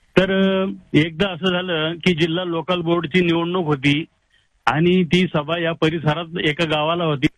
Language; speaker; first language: Marathi; native; Marathi